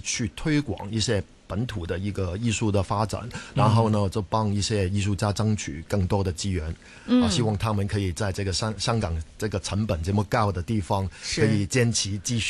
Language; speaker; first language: Chinese; non-native, fluent; Cantonese